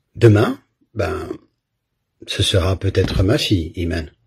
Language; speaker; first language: French; native; French